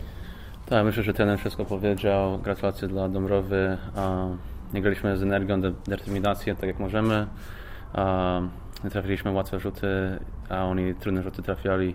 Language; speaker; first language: Polish; non-native, fluent; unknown